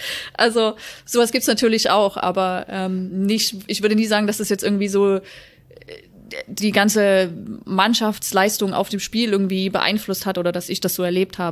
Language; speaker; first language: German; native; German